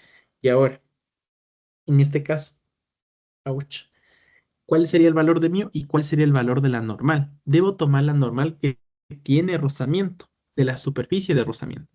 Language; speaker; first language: Spanish; native; Spanish